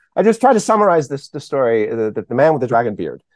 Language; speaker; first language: English; early bilingual, other home language; Chinese